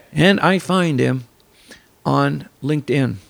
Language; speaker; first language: English; non-native, fluent; Italian